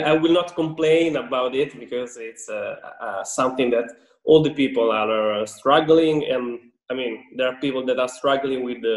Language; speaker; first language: English; non-native, fluent; Italian